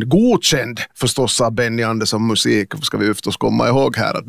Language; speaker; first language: Swedish; native; Swedish